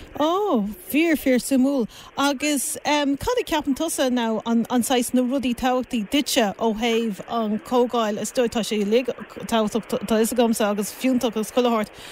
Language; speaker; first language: Irish; native; Irish